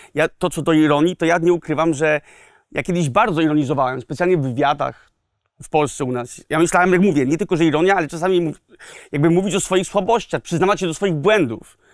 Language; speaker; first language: Polish; early bilingual, heritage; Polish